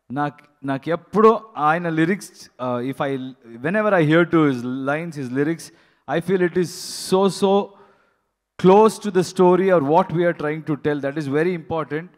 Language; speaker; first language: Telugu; non-native, learner; Kannada